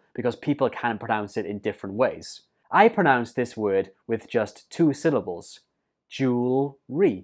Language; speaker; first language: English; native; English